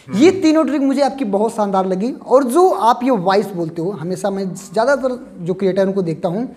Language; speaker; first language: Hindi; native; Hindi